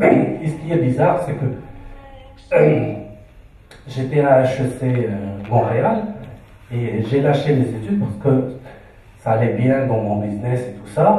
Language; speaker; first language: French; non-native, local second language; Arabic